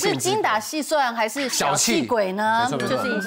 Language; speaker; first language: Chinese; native; Chinese